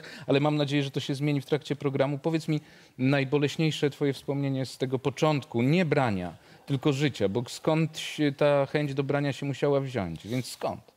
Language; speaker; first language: Polish; native; Polish